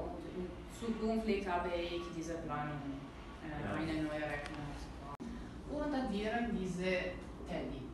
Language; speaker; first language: German; non-native, learner; Italian